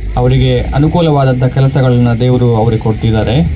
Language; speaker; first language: Kannada; native; Kannada